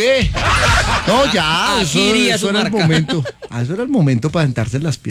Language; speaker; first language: Spanish; native; Spanish